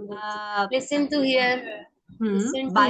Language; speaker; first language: English; non-native, learner; Urdu